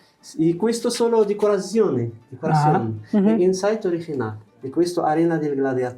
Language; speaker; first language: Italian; non-native, learner; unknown